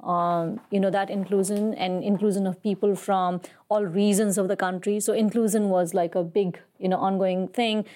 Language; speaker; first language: English; non-native, local second language; Nepali